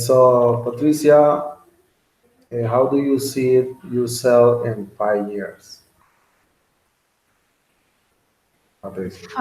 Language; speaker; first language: English; non-native, learner; Spanish